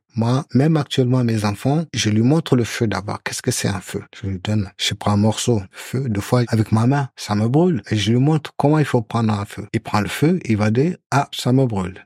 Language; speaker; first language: French; non-native, local second language; Soninke